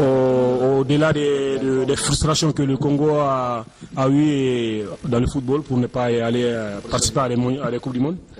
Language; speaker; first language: French; non-native, fluent; Spanish